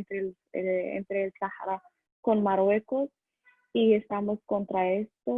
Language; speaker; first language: Spanish; non-native, learner; Arabic